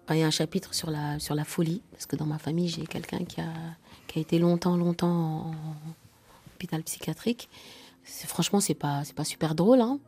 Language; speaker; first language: French; non-native, local second language; Wolof